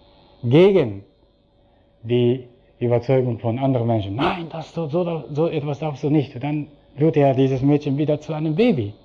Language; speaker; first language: German; non-native, fluent; Japanese